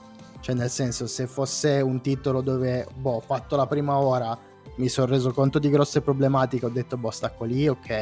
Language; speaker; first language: Italian; native; Italian